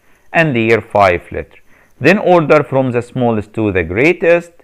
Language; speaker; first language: English; non-native, fluent; Arabic